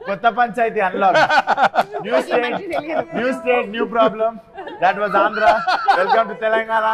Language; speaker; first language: Telugu; native; Telugu